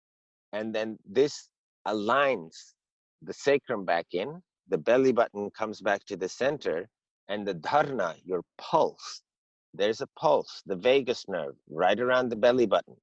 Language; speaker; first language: English; early bilingual, heritage; English